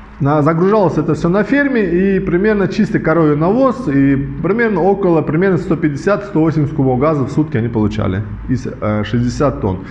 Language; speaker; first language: Russian; non-native, local second language; Uzbek